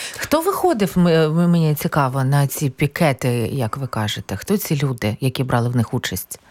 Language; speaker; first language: Ukrainian; native; Ukrainian